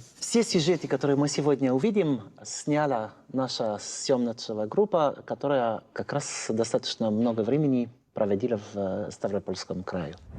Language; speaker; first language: Russian; non-native, fluent; French